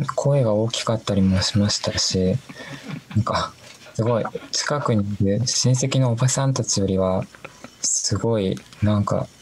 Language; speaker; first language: Japanese; native; Japanese